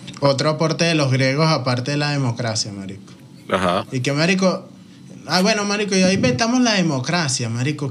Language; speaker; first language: Spanish; native; Spanish